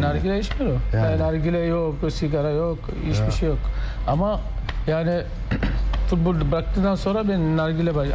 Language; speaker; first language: Turkish; non-native, learner; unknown